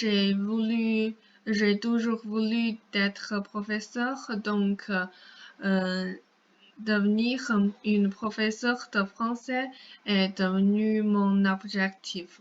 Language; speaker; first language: French; non-native, fluent; Chinese